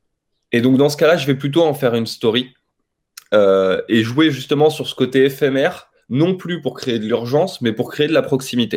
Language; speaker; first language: French; native; French